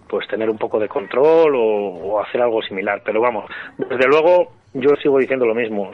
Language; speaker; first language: Spanish; native; Spanish